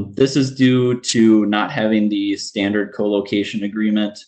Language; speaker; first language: English; native; English